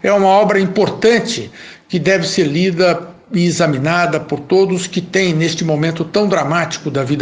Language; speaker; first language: Portuguese; native; Portuguese